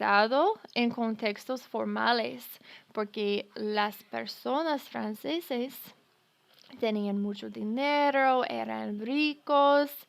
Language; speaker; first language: Spanish; non-native, fluent; English